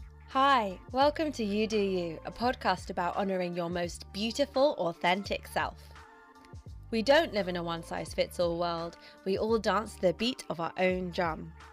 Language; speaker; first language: English; native; English